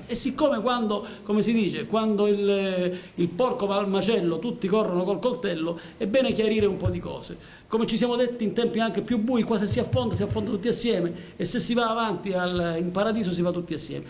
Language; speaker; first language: Italian; native; Italian